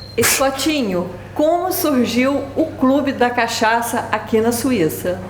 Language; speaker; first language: Portuguese; native; Portuguese